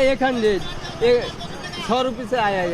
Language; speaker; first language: Hindi; non-native, learner; Bangla